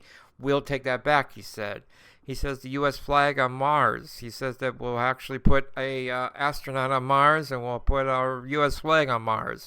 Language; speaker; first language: English; native; English